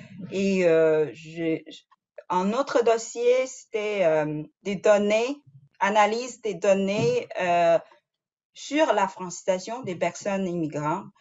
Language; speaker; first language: French; non-native, fluent; Chinese